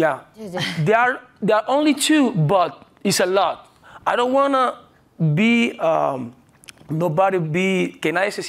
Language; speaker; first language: English; non-native, learner; Spanish